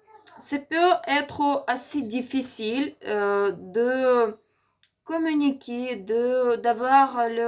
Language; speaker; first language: French; non-native, learner; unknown